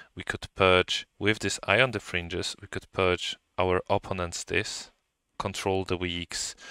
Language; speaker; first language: English; non-native, fluent; Polish